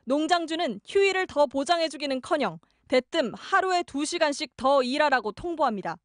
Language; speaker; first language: Korean; native; Korean